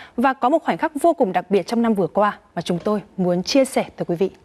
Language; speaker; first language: Vietnamese; native; Vietnamese